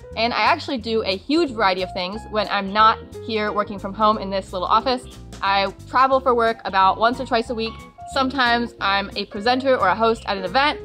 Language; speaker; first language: English; native; English